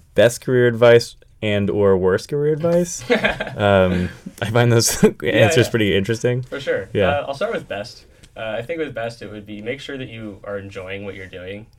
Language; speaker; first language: English; native; English